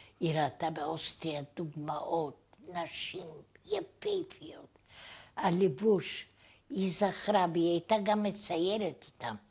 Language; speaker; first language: Hebrew; non-native, fluent; Bulgarian